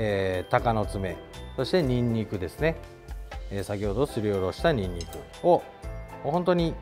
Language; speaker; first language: Japanese; native; Japanese